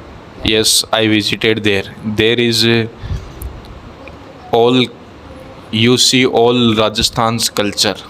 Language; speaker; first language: English; non-native, learner; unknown